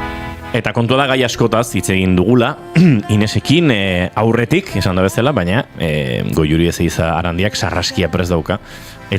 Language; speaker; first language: Basque; native; Basque